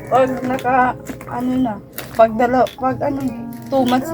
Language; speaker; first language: Filipino; non-native, local second language; Cebuano